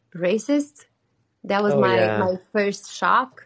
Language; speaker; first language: English; non-native, fluent; Romanian